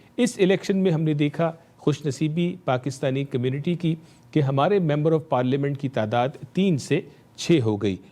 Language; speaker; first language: Urdu; native; Urdu